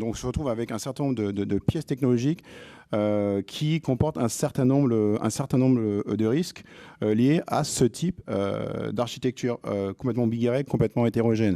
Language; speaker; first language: French; native; French